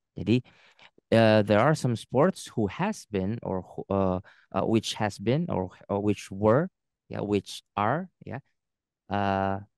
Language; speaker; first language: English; non-native, learner; Indonesian